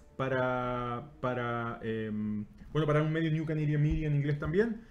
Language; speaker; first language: Spanish; native; Spanish